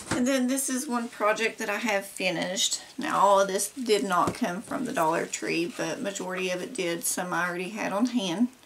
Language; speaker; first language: English; native; English